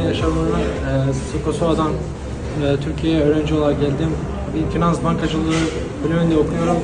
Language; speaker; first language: Turkish; non-native, fluent; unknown